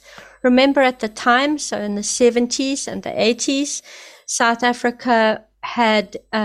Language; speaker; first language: English; native; English